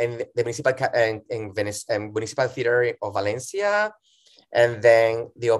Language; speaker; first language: English; non-native, fluent; Spanish